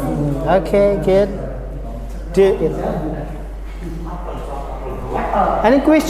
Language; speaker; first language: English; non-native, fluent; Indonesian